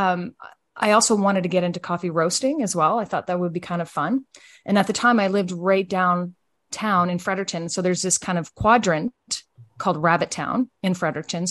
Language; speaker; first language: English; native; English